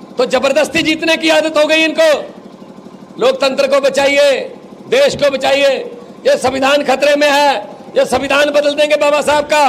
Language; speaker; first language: Hindi; non-native, local second language; Punjabi